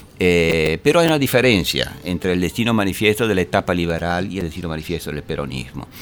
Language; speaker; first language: Spanish; non-native, fluent; Italian